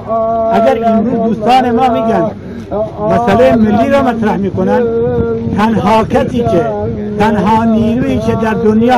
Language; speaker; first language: Persian; non-native, local second language; Central Kurdish